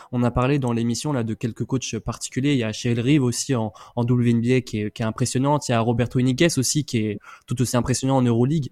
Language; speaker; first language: French; native; French